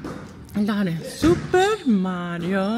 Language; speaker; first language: Swedish; non-native, learner; Mongolian